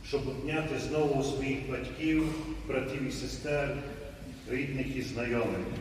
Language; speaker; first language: Ukrainian; early bilingual, heritage; Ukrainian